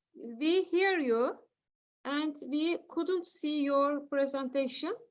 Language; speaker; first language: English; non-native, learner; Turkish